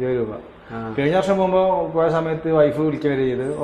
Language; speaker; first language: Malayalam; native; Malayalam